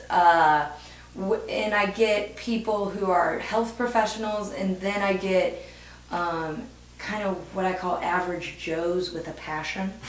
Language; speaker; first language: English; native; English